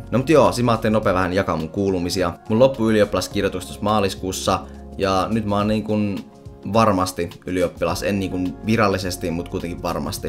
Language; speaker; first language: Finnish; native; Finnish